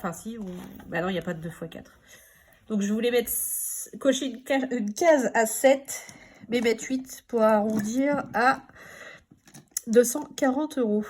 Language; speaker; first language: French; native; French